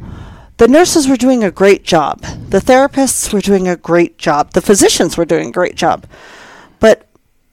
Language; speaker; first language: English; native; English